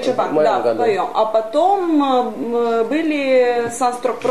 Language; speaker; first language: Russian; non-native, local second language; Romanian